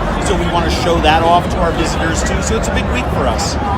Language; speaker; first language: English; native; English